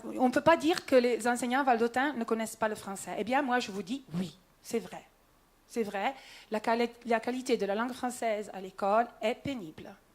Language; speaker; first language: French; non-native, local second language; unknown